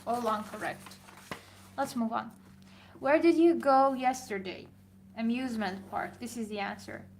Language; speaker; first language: English; non-native, fluent; Persian